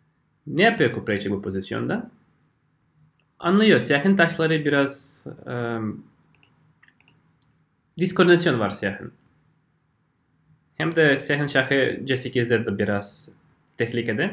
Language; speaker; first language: Turkish; non-native, fluent; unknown